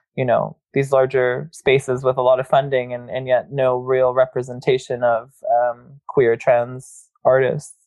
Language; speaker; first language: English; native; English